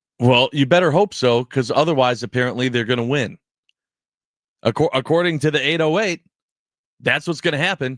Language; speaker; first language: English; native; English